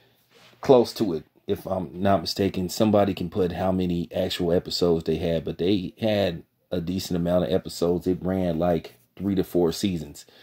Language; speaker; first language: English; native; English